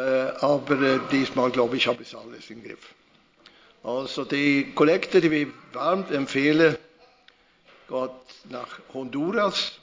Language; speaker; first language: German; non-native, fluent; Swedish